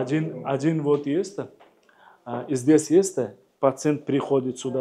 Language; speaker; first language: Russian; non-native, learner; Hindi